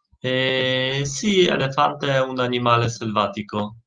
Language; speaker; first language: Italian; non-native, learner; Polish